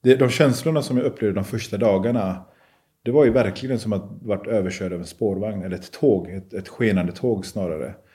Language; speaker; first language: Swedish; early bilingual, other home language; Persian